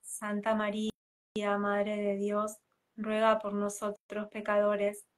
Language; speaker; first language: Spanish; native; Spanish